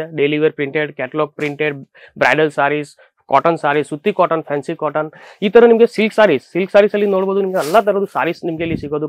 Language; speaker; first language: Kannada; non-native, fluent; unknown